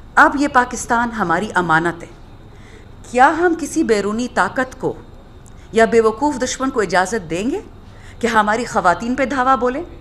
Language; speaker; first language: Urdu; non-native, local second language; Pashto